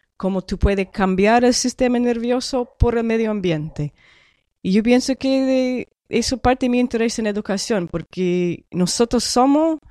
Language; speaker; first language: Spanish; non-native, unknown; English